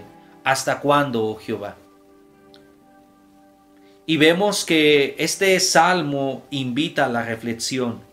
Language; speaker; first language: Spanish; native; Spanish